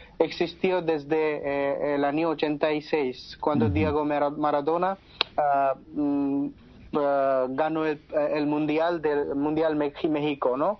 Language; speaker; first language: Spanish; non-native, fluent; Bangla